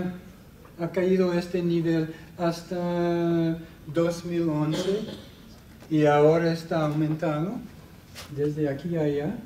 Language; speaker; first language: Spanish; non-native, fluent; English